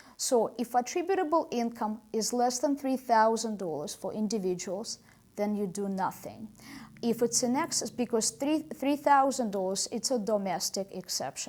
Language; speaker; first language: English; non-native, fluent; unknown